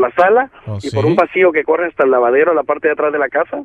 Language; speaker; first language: Spanish; native; Spanish